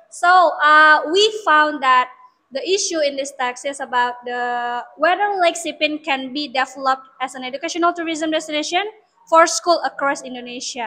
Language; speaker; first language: English; non-native, learner; Indonesian